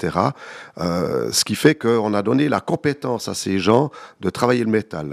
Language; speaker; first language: French; native; French